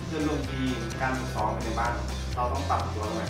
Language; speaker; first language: Thai; native; Thai